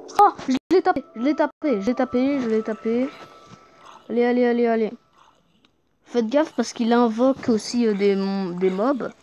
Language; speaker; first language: French; native; French